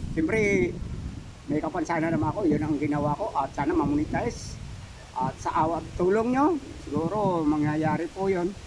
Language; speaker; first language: Filipino; non-native, local second language; Cebuano